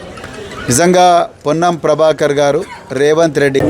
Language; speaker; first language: Telugu; native; Telugu